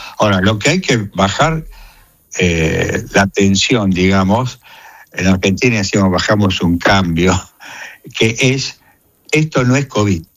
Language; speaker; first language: Spanish; native; Spanish